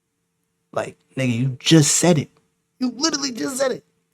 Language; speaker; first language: English; native; English